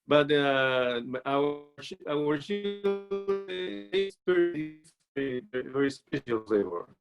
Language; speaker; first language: English; non-native, learner; Spanish